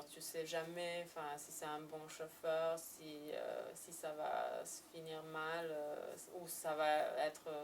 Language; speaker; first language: French; non-native, fluent; Serbian